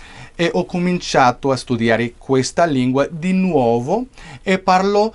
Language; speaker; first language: Italian; non-native, fluent; English